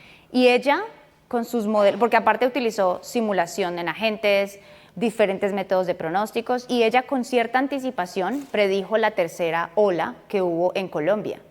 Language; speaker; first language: Spanish; native; Spanish